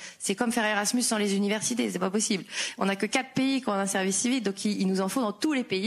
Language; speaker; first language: French; native; French